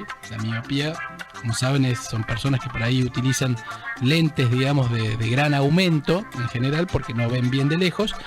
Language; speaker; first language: Spanish; native; Spanish